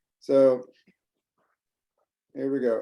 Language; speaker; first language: English; native; English